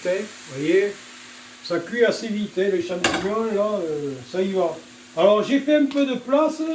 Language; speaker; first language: French; native; French